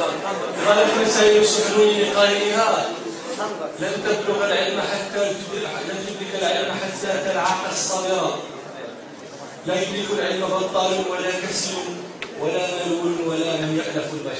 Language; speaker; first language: Arabic; native; Arabic